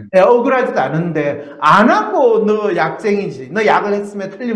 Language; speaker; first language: Korean; native; Korean